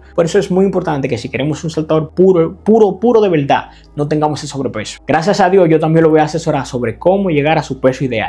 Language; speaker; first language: Spanish; native; Spanish